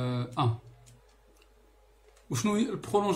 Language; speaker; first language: Arabic; native; Arabic